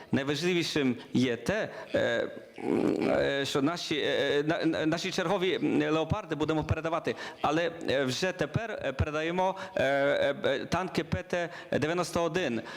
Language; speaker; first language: Ukrainian; non-native, learner; Polish